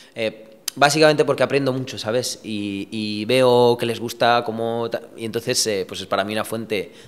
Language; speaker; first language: Spanish; early bilingual, other home language; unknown